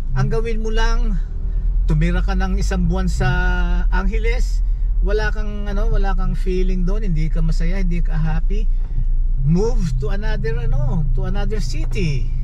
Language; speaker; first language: Filipino; native; Filipino